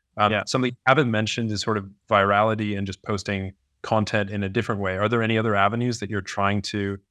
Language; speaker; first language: English; native; English